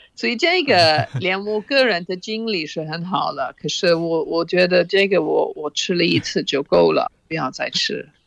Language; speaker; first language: Chinese; non-native, fluent; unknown